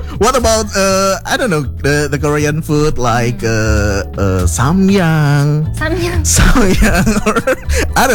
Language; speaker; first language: English; non-native, fluent; Indonesian